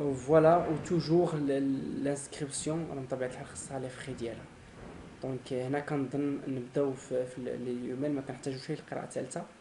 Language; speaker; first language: Arabic; native; Arabic